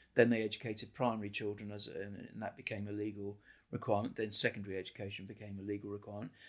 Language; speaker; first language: English; native; English